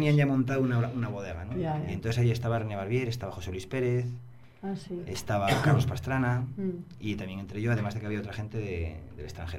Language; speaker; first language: Spanish; native; Spanish